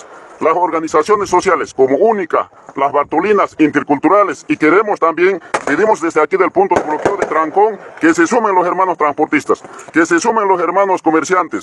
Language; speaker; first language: Spanish; native; Spanish